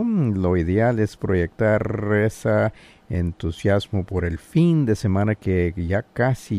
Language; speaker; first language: Spanish; native; Spanish